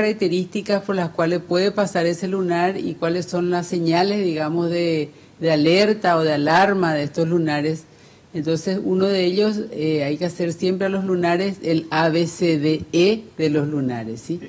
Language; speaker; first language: Spanish; native; Spanish